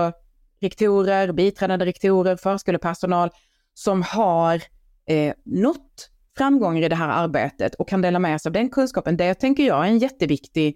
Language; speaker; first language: Swedish; native; Swedish